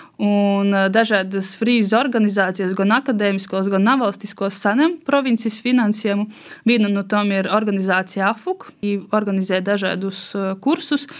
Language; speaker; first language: Latvian; native; Latvian